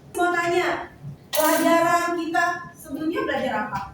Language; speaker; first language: Indonesian; native; Indonesian